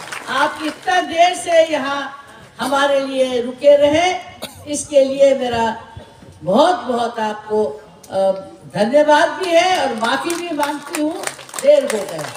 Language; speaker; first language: Hindi; non-native, local second language; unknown